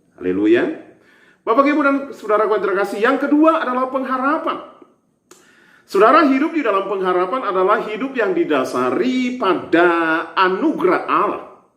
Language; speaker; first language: Indonesian; native; Indonesian